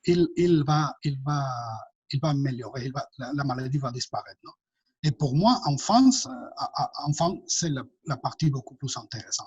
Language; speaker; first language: French; non-native, fluent; Spanish